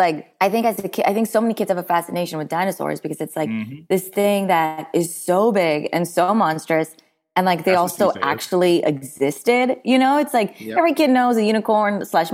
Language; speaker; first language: English; native; English